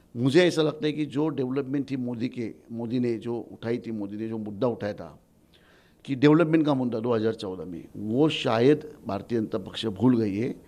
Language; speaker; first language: Hindi; non-native, local second language; Gujarati